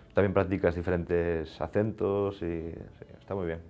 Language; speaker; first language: Spanish; native; Spanish